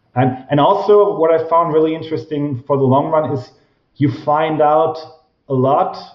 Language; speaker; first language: English; non-native, fluent; German